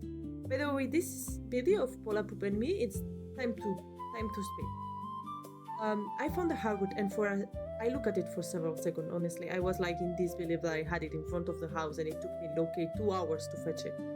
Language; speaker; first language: English; non-native, fluent; Spanish